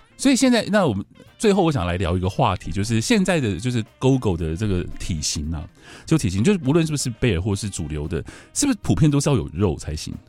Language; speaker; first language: Chinese; native; Chinese